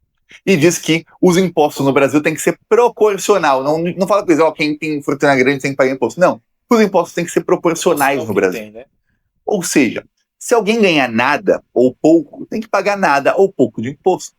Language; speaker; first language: Portuguese; native; Portuguese